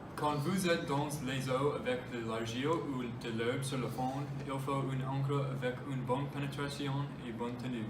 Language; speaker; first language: French; non-native, learner; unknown